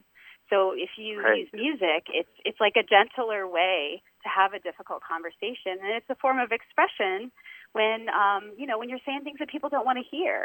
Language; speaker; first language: English; native; English